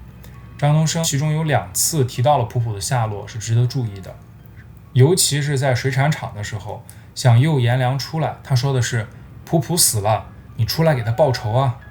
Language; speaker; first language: Chinese; native; Chinese